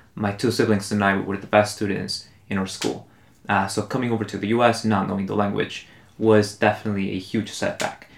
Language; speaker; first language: English; early bilingual, other home language; Spanish